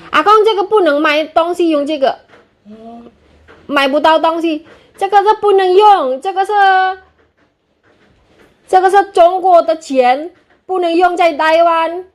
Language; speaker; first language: Chinese; non-native, fluent; Javanese